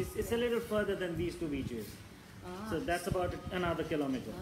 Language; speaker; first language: English; non-native, local second language; Konkani